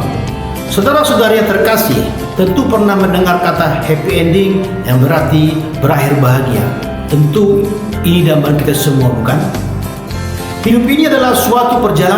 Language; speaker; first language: Indonesian; native; Indonesian